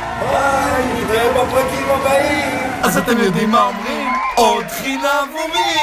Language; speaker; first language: Hebrew; native; Hebrew